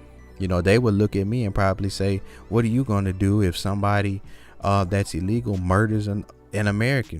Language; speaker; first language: English; native; English